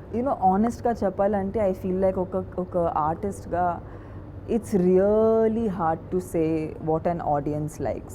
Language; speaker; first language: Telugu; non-native, fluent; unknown